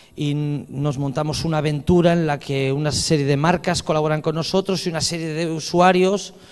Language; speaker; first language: Spanish; native; Spanish